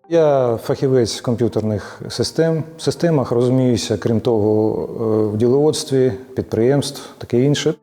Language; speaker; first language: Ukrainian; native; Ukrainian